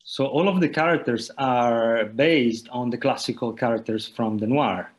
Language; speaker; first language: English; non-native, fluent; Italian